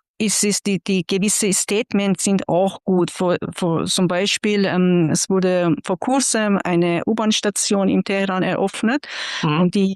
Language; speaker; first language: German; non-native, fluent; Persian